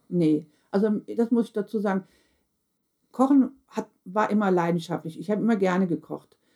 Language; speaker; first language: German; early bilingual, other home language; Turkish